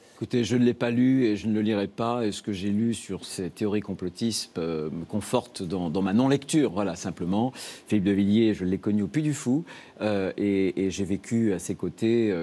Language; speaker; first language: French; native; French